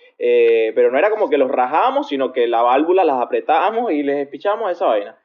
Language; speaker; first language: Spanish; native; Spanish